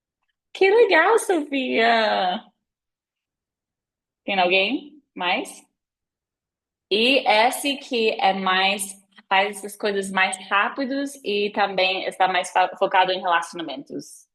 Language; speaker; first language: Portuguese; non-native, fluent; English